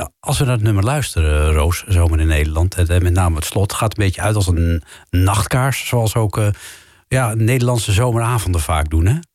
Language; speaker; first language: Dutch; native; Dutch